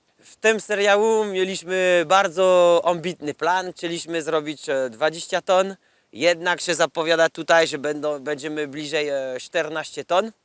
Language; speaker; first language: Polish; non-native, learner; French